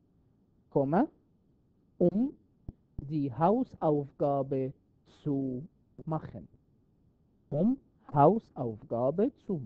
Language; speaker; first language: German; non-native, fluent; Arabic